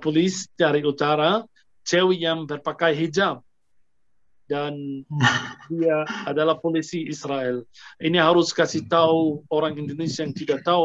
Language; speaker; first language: Indonesian; non-native, fluent; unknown